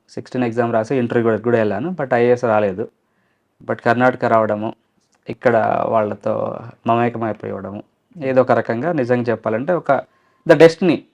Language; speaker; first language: Telugu; non-native, local second language; Lambadi